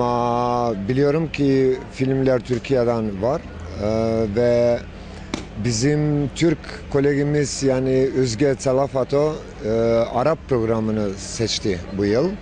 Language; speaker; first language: Turkish; non-native, local second language; Albanian